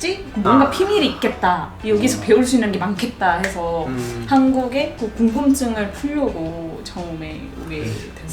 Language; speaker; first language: Korean; non-native, fluent; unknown